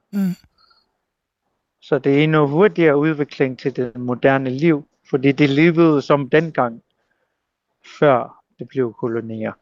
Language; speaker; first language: Danish; non-native, local second language; Kalaallisut